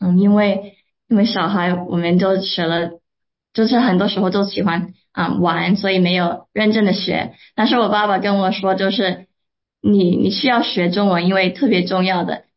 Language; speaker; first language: Chinese; early bilingual, heritage; Cantonese